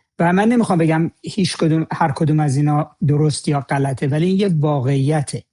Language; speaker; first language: Persian; native; Persian